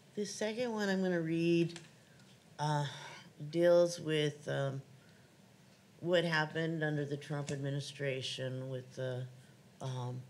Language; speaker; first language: English; native; English